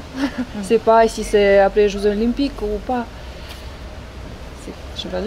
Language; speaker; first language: French; non-native, learner; Russian